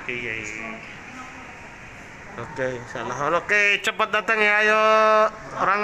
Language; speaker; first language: Indonesian; non-native, learner; Somali